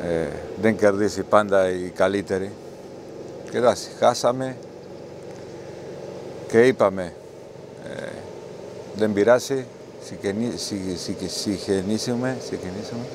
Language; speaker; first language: Greek; non-native, learner; Spanish